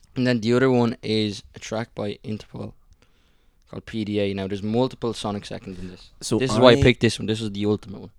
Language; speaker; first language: English; early bilingual, other home language; Italian